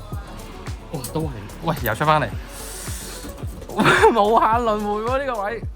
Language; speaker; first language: Chinese; native; Chinese